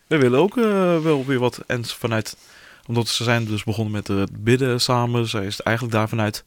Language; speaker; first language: Dutch; non-native, fluent; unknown